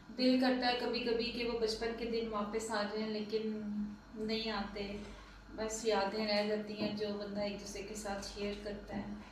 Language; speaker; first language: Urdu; non-native, local second language; Punjabi